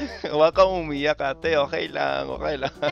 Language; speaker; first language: Filipino; non-native, fluent; English